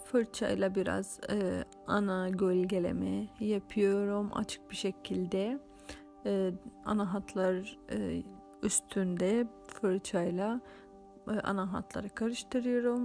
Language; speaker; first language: Turkish; non-native, fluent; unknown